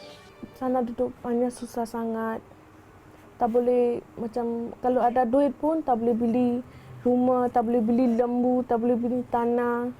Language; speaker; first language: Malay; non-native, fluent; Rohingya